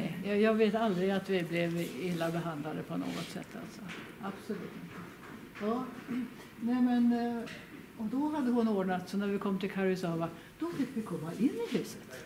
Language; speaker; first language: Swedish; native; Swedish